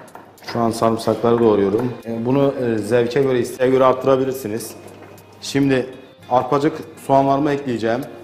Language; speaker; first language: Turkish; native; Turkish